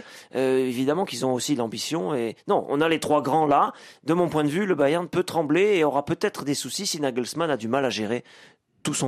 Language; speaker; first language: French; native; French